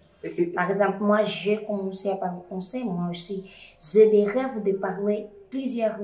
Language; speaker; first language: French; non-native, fluent; Portuguese